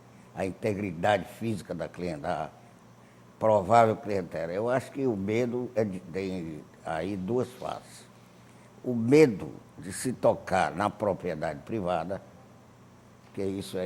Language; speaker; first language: Portuguese; native; Portuguese